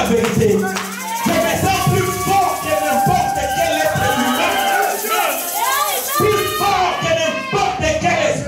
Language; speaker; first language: French; non-native, local second language; Lingala